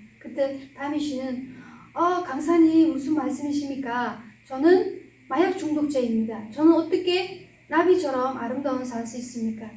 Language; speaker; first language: Korean; non-native, fluent; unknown